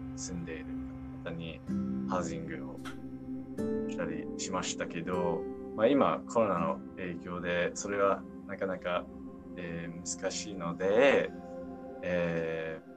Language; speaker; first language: Japanese; non-native, fluent; English